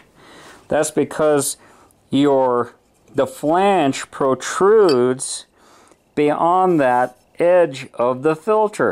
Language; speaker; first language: English; native; English